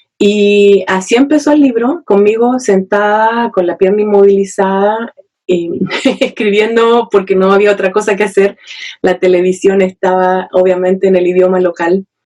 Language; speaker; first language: Spanish; native; Spanish